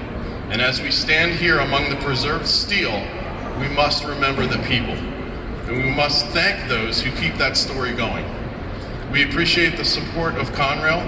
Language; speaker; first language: English; native; English